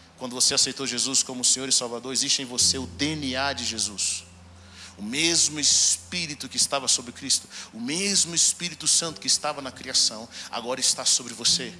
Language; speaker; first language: Portuguese; native; Portuguese